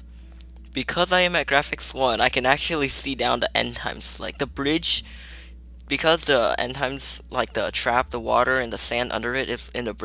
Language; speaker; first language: English; native; English